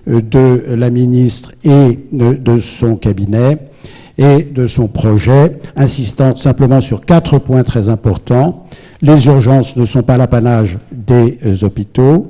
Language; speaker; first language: French; native; French